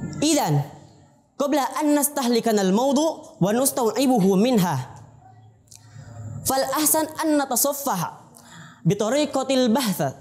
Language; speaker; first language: Arabic; non-native, learner; Indonesian